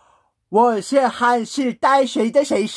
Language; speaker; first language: Chinese; non-native, learner; Korean